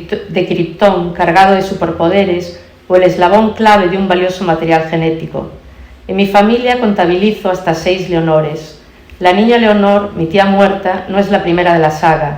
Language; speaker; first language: Spanish; native; Spanish